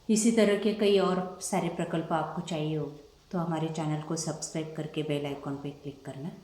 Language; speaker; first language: Hindi; non-native, local second language; Marathi